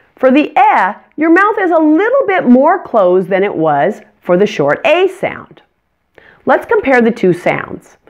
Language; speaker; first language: English; native; English